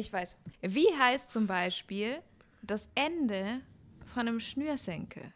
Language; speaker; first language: German; native; German